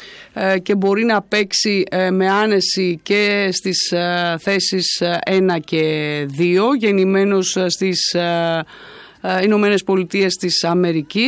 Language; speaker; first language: Greek; native; Greek